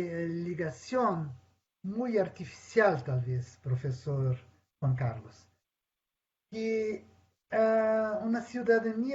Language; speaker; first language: Spanish; non-native, fluent; Portuguese